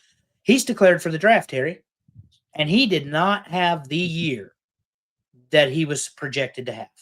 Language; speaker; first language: English; native; English